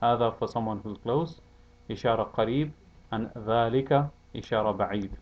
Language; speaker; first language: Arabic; non-native, fluent; English